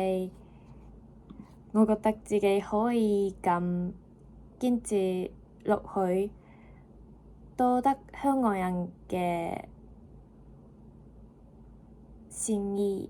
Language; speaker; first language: Cantonese; non-native, learner; Japanese